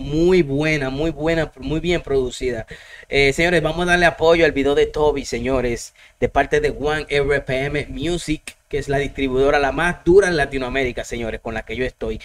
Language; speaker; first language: Spanish; native; Spanish